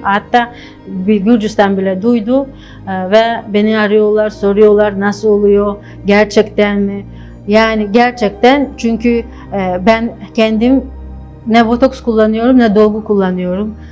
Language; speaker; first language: Turkish; non-native, fluent; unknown